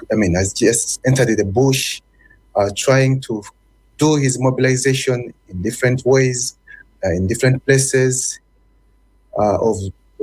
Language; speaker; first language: English; non-native, local second language; Ganda